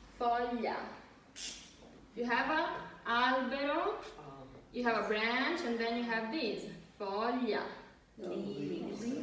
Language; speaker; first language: English; non-native, fluent; Italian